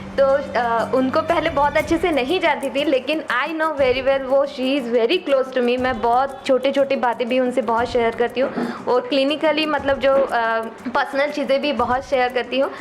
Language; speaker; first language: Hindi; non-native, local second language; Marathi